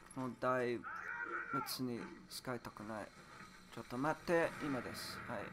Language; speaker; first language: Japanese; non-native, fluent; English